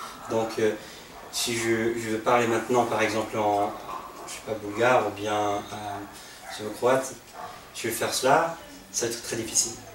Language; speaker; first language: French; non-native, fluent; English